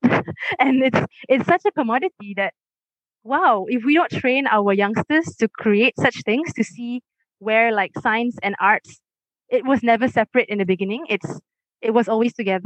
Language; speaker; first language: English; non-native, local second language; Malay